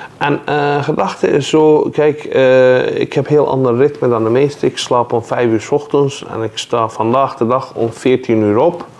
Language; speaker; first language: Dutch; non-native, fluent; Persian